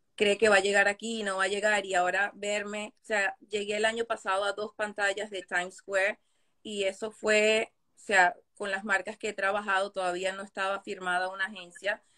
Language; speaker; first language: Spanish; native; Spanish